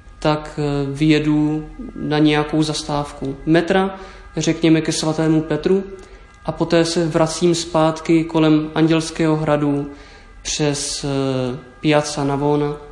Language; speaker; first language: Czech; native; Czech